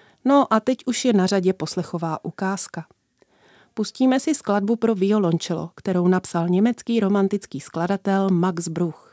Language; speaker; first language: Czech; native; Czech